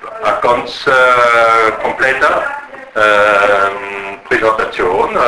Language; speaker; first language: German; non-native, learner; French